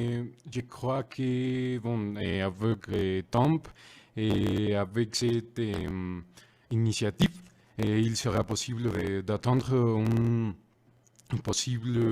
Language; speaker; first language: French; non-native, learner; Spanish